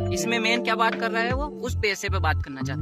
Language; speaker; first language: Hindi; native; Hindi